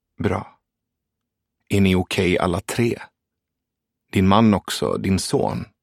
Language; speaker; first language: Swedish; early bilingual, other home language; Persian